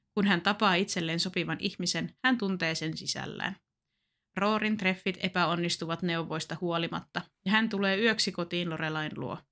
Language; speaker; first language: Finnish; native; Finnish